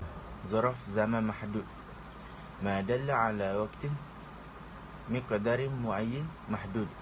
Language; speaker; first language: Arabic; non-native, learner; Malay